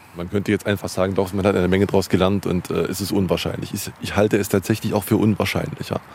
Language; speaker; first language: German; native; German